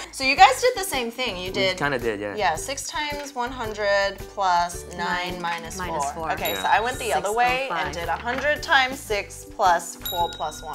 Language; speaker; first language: English; native; English